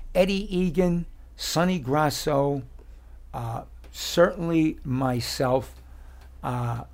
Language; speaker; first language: English; native; English